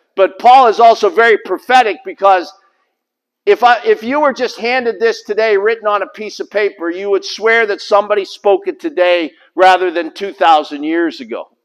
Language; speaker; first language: English; native; English